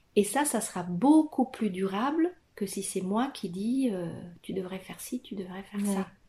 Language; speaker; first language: French; non-native, fluent; Italian